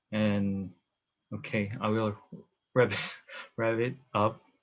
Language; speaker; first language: English; non-native, learner; Korean